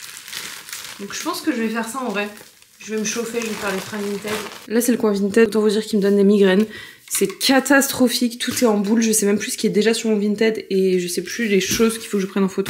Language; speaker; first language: French; native; French